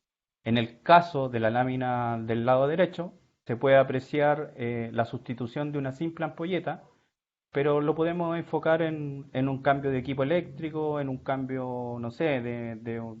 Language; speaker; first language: Spanish; native; Spanish